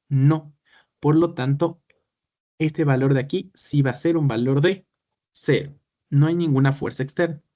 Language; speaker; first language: Spanish; native; Spanish